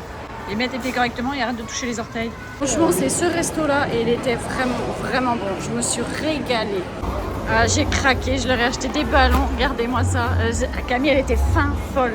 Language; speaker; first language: French; native; French